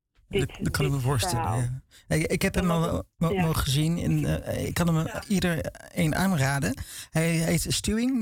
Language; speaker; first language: Dutch; native; Dutch